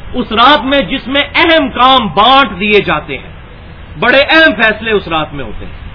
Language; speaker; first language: Urdu; non-native, local second language; Punjabi